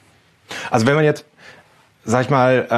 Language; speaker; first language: German; native; German